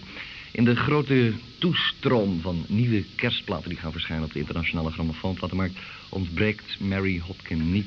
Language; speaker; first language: Dutch; native; Dutch